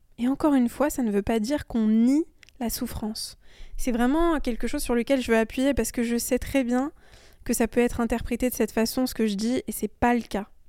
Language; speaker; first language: French; early bilingual, other home language; Persian